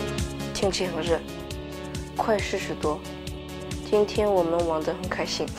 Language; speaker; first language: Chinese; non-native, learner; French